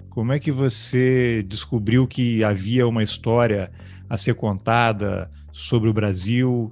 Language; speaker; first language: Portuguese; native; Portuguese